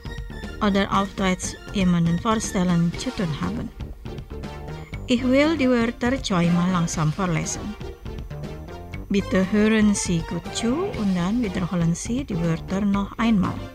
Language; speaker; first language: German; non-native, fluent; Indonesian